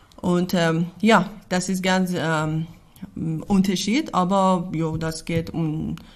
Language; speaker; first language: German; non-native, learner; Persian